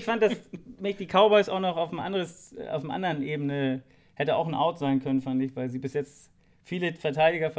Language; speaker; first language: German; native; German